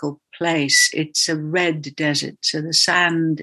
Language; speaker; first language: English; native; English